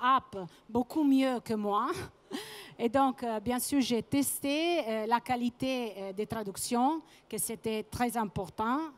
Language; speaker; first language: French; non-native, fluent; Italian